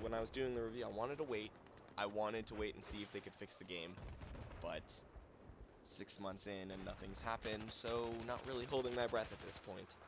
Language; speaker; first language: English; native; English